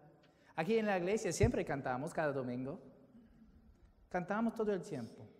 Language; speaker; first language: Spanish; non-native, fluent; English